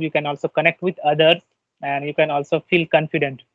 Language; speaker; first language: English; non-native, learner; Bangla